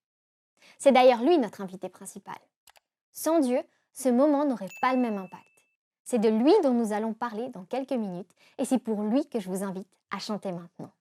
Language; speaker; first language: French; native; French